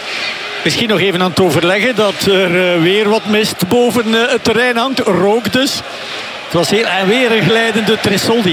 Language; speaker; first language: Dutch; native; Dutch